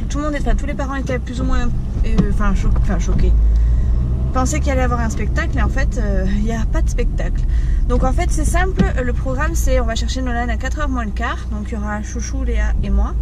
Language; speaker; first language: French; native; French